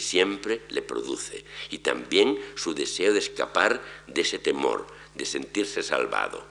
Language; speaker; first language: Spanish; native; Spanish